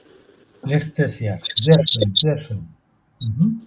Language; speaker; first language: German; non-native, fluent; Bangla